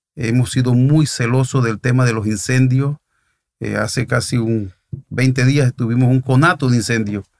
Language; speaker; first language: Spanish; native; Spanish